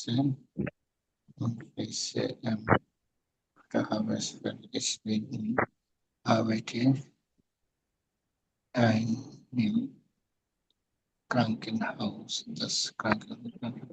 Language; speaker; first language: German; non-native, learner; Bangla